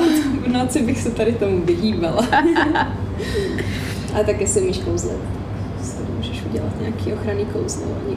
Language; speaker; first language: Czech; native; Czech